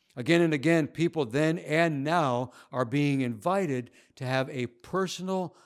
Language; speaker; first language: English; native; English